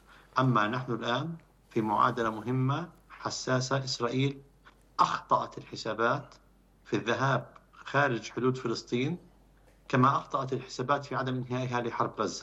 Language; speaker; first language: Arabic; native; Arabic